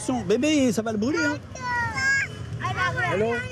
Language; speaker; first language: French; native; French